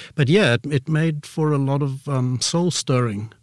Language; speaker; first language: English; native; English